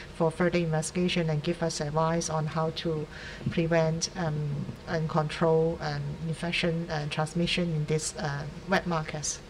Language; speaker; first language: English; non-native, local second language; Cantonese